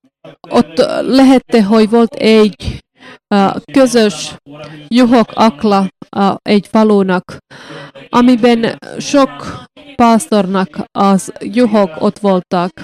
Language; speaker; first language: Hungarian; non-native, learner; Finnish